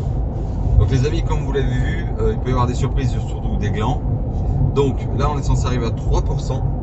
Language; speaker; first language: French; native; French